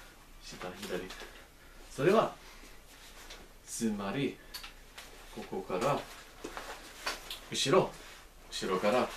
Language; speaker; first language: Japanese; non-native, learner; English